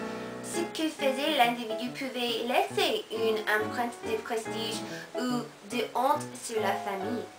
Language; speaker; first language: French; non-native, learner; Korean